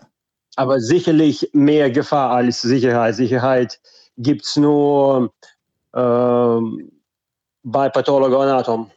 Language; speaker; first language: German; non-native, fluent; Russian